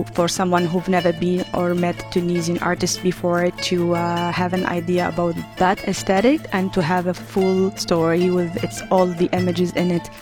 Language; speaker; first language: English; non-native, fluent; Arabic